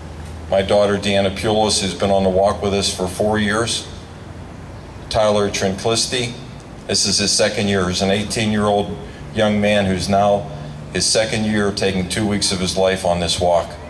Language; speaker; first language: English; native; English